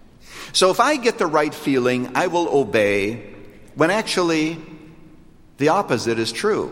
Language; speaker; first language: English; native; English